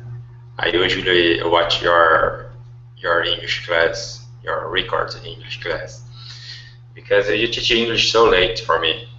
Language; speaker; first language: English; non-native, learner; Portuguese